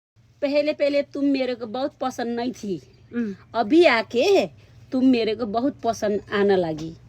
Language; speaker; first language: Hindi; non-native, learner; Nepali